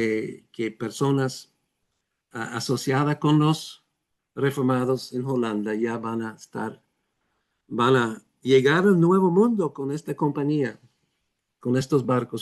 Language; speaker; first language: Spanish; non-native, fluent; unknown